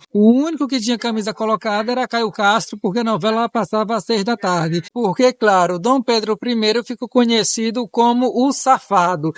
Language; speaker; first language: Portuguese; native; Portuguese